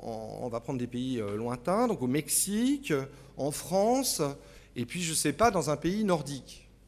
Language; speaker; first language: French; native; French